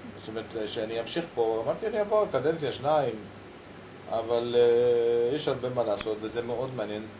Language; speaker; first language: Hebrew; early bilingual, other home language; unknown